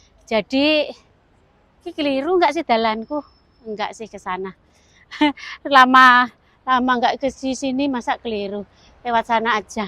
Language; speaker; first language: Indonesian; native; Indonesian